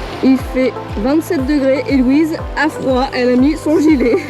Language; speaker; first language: French; native; French